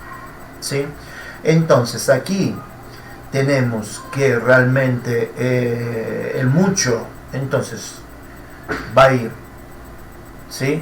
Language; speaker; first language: Spanish; non-native, fluent; Portuguese